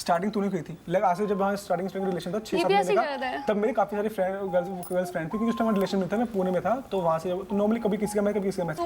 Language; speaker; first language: Hindi; native; Hindi